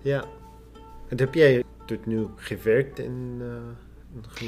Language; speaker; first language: Dutch; non-native, learner; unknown